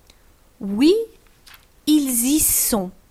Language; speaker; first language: French; non-native, fluent; English